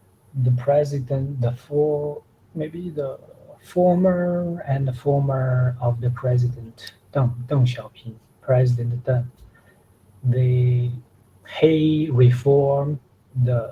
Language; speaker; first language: English; non-native, learner; Chinese